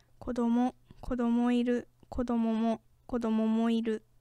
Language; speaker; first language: Japanese; native; Japanese